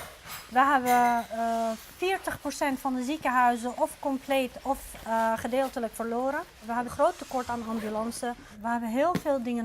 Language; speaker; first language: Dutch; non-native, fluent; Arabic